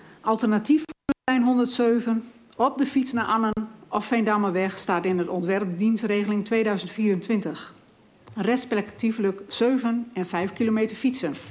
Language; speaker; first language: Dutch; native; Dutch